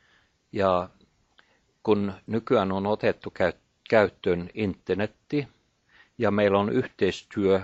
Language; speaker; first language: Finnish; non-native, fluent; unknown